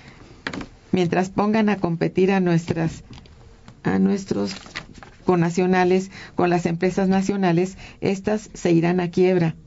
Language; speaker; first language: Spanish; native; Spanish